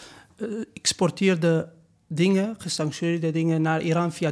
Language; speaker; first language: Dutch; non-native, fluent; Persian